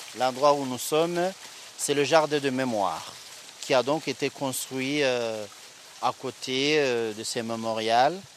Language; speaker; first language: French; non-native, local second language; Kinyarwanda